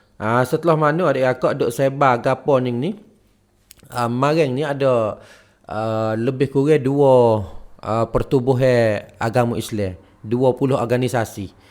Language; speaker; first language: Malay; native; Malay